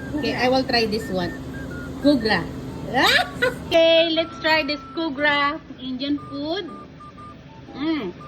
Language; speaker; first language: English; non-native, local second language; Filipino